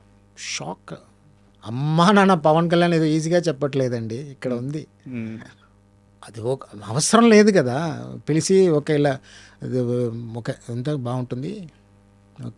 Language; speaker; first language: Telugu; non-native, fluent; Tamil